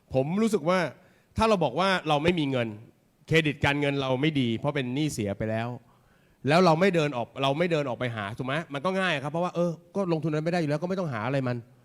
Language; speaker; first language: Thai; native; Thai